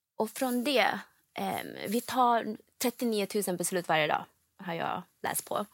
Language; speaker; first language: Swedish; non-native, fluent; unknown